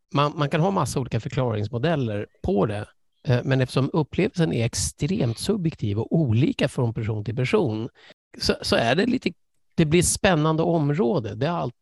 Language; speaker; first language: Swedish; early bilingual, other home language; English